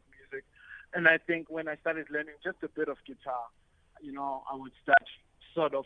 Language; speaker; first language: English; non-native, local second language; Xhosa